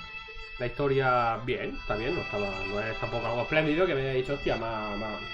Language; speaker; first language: Spanish; native; Spanish